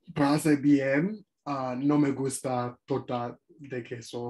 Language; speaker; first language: Spanish; non-native, learner; English